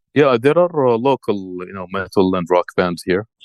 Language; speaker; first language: English; early bilingual, other home language; Arabic